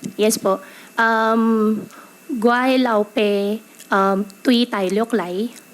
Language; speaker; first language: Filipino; native; Filipino